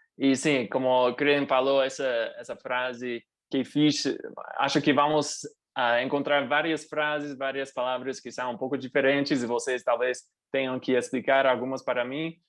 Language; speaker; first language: Portuguese; non-native, fluent; Spanish